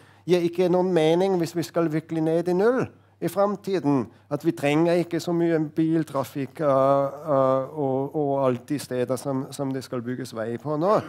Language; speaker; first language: Norwegian; non-native, fluent; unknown